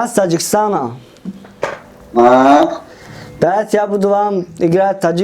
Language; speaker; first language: Russian; non-native, local second language; Tajik